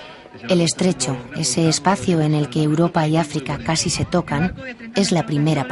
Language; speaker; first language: Spanish; native; Spanish